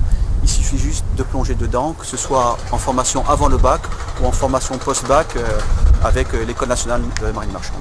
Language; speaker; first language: French; native; French